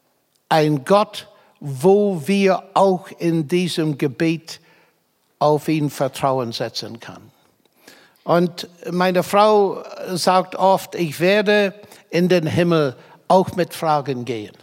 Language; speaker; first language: German; non-native, fluent; English